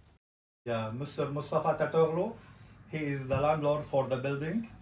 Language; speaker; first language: English; non-native, fluent; Arabic